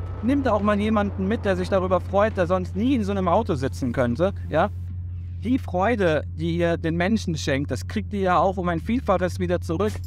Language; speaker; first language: German; native; German